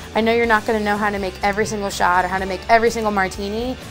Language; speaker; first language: English; native; English